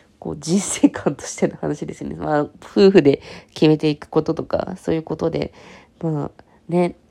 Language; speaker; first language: Japanese; native; Japanese